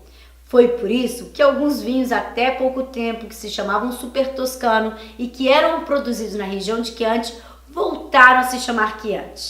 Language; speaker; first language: Portuguese; native; Portuguese